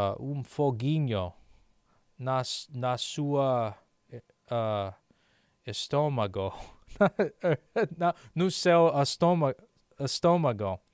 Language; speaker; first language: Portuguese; non-native, learner; English